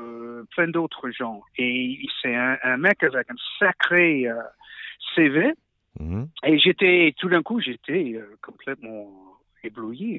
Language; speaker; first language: French; non-native, fluent; English